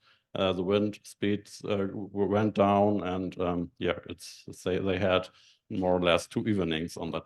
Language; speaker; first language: English; non-native, fluent; German